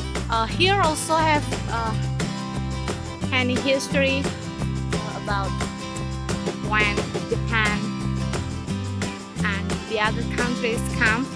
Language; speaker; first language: English; non-native, local second language; Indonesian